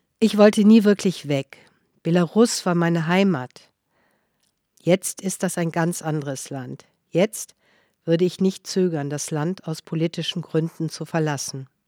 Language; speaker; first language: German; non-native, fluent; Russian